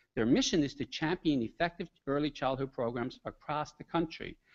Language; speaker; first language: English; native; English